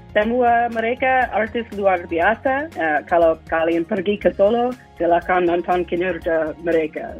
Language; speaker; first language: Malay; non-native, fluent; English